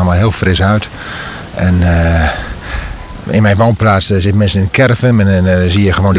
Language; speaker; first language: Dutch; native; Dutch